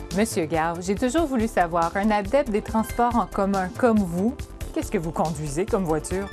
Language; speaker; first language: French; native; French